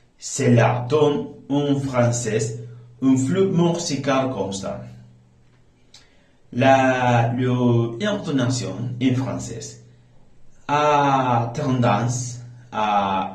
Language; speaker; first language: French; non-native, learner; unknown